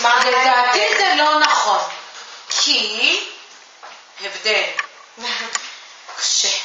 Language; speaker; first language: Hebrew; non-native, fluent; Japanese